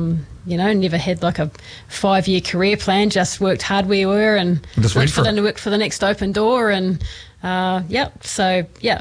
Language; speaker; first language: English; native; English